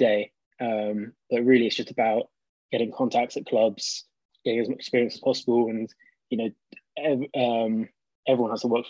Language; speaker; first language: English; native; English